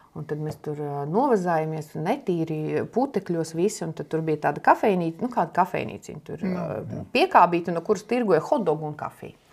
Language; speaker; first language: Latvian; non-native, local second language; Russian